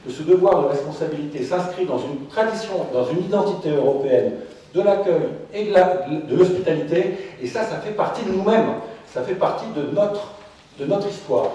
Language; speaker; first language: French; native; French